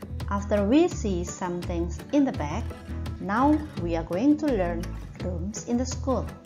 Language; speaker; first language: English; non-native, fluent; Indonesian